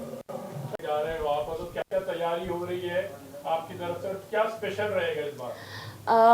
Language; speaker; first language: Hindi; native; Hindi